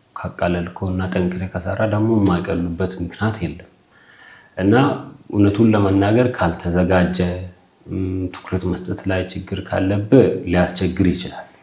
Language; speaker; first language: Amharic; non-native, local second language; Oromo